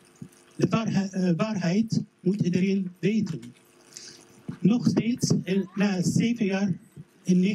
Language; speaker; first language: Dutch; non-native, learner; Arabic